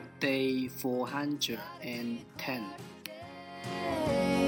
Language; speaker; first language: English; non-native, fluent; Chinese